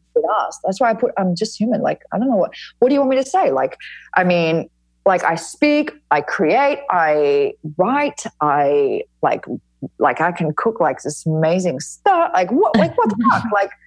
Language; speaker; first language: English; native; English